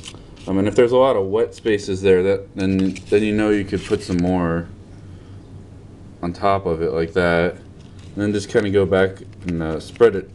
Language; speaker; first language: English; native; English